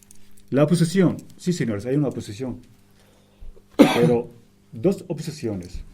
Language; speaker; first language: Spanish; non-native, fluent; Arabic